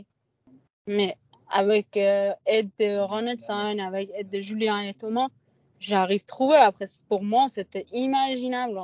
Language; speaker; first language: French; non-native, learner; Persian